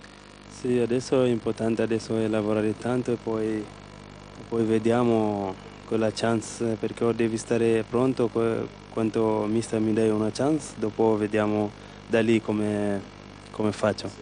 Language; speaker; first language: Italian; non-native, learner; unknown